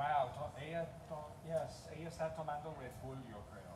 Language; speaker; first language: Spanish; non-native, learner; English